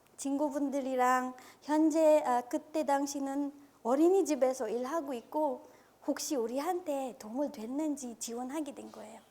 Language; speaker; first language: Korean; non-native, fluent; Filipino